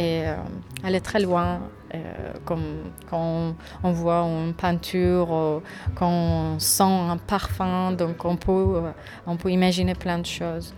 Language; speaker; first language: French; non-native, fluent; Persian